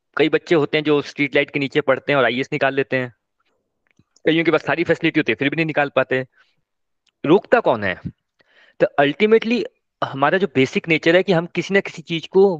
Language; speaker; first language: Hindi; non-native, local second language; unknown